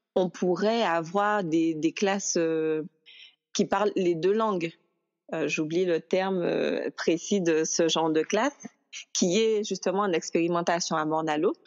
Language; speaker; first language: French; native; French